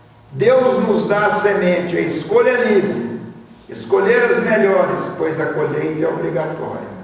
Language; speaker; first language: Portuguese; native; Portuguese